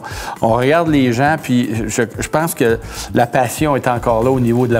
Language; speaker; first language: French; native; French